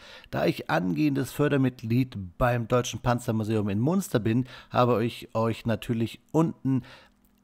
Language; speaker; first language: German; native; German